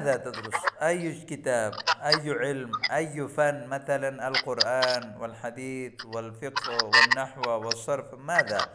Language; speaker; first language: Arabic; non-native, fluent; Urdu